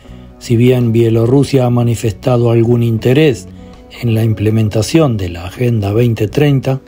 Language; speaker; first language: Spanish; native; Spanish